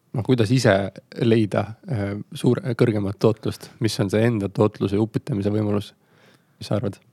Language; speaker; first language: Estonian; native; Estonian